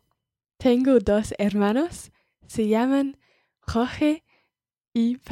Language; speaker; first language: Spanish; non-native, learner; English